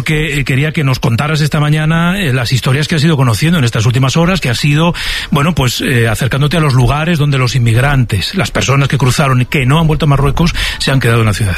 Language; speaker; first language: Spanish; native; Spanish